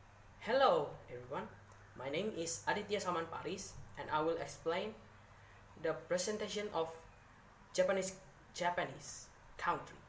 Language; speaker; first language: English; non-native, learner; Indonesian